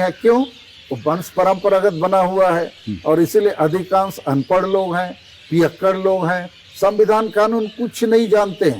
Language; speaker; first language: Hindi; non-native, local second language; Santali